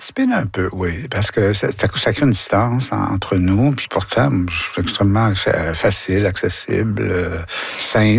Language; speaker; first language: French; native; French